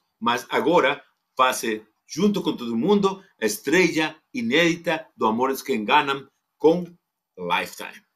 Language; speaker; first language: Portuguese; non-native, fluent; Spanish